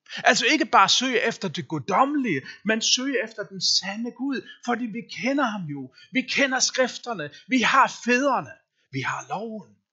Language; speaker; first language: Danish; non-native, local second language; Faroese